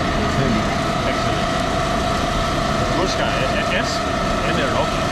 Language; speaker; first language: Spanish; non-native, learner; English